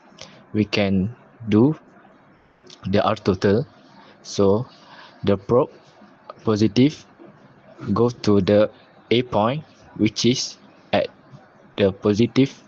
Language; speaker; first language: English; non-native, local second language; Malay